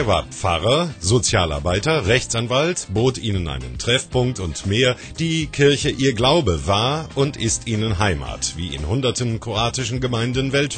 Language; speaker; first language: German; native; German